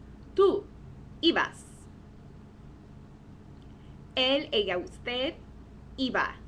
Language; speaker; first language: Spanish; non-native, fluent; English